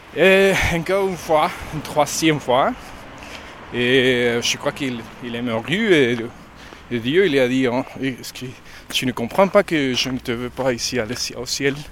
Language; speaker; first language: French; non-native, learner; Spanish